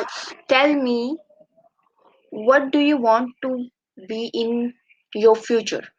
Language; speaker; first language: English; non-native, learner; Urdu